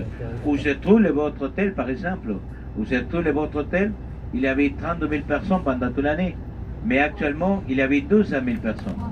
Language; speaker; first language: French; non-native, fluent; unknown